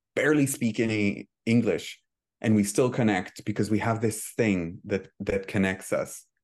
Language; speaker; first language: English; early bilingual, heritage; Hebrew